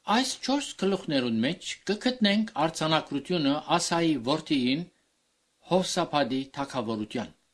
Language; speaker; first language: Armenian; native; Armenian